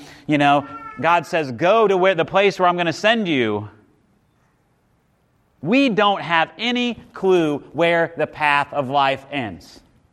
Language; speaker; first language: English; native; English